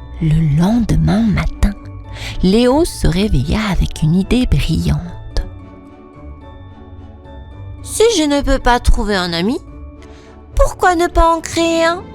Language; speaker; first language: French; native; French